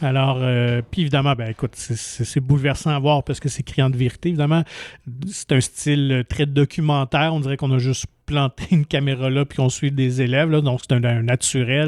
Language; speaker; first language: French; native; French